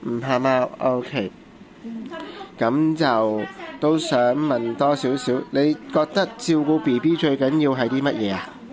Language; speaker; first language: Cantonese; native; Cantonese